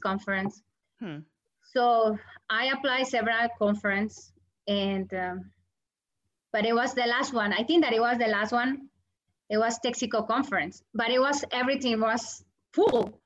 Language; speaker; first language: English; non-native, learner; Spanish